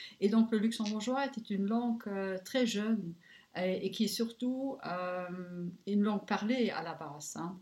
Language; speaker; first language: French; non-native, local second language; Luxembourgish